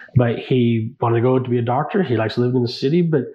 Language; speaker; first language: English; native; English